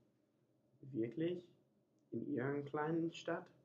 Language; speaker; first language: German; non-native, learner; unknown